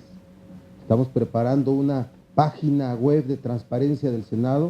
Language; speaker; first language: Spanish; native; Spanish